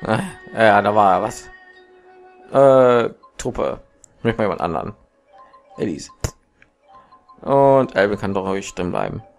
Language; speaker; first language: German; native; German